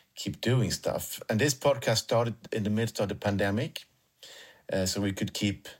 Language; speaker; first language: English; non-native, fluent; Swedish